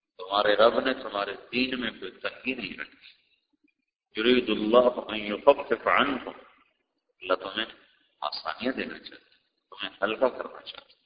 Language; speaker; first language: Urdu; non-native, local second language; Punjabi